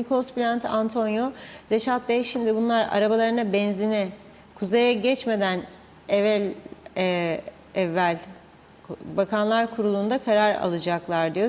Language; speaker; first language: Turkish; native; Turkish